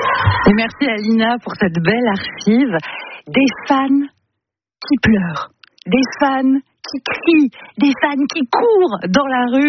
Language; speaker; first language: French; native; French